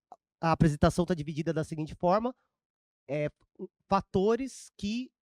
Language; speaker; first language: Portuguese; native; Portuguese